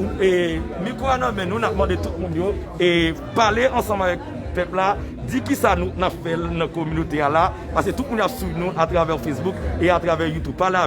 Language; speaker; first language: French; non-native, local second language; Haitian Creole